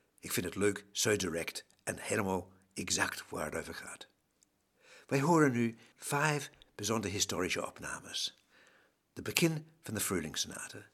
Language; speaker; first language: Dutch; non-native, fluent; English